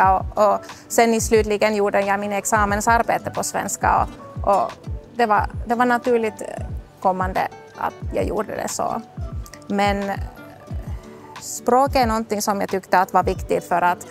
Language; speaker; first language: Swedish; non-native, local second language; Finnish